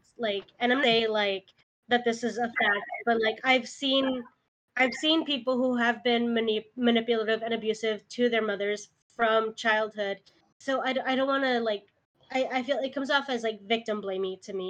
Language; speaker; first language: English; early bilingual, other home language; Spanish